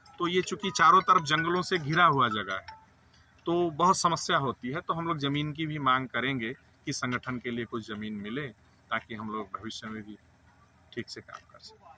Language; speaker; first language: Hindi; native; Hindi